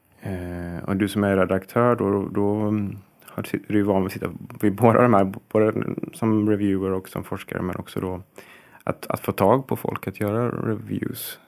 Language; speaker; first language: Swedish; native; Swedish